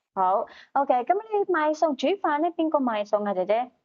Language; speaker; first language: Cantonese; native; Cantonese